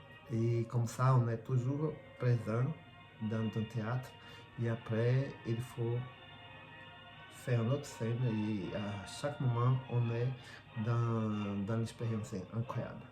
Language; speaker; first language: French; non-native, fluent; Portuguese